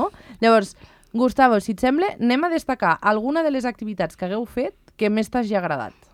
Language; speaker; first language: Catalan; native; Catalan